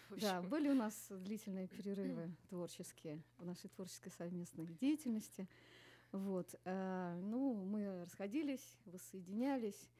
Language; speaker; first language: Russian; native; Russian